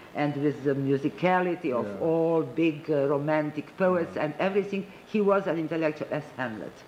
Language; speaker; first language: English; non-native, fluent; Romanian